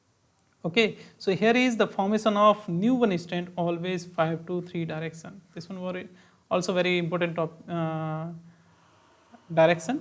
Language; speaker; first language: English; non-native, local second language; Hindi